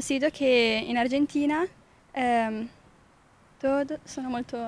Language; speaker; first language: Spanish; non-native, learner; Italian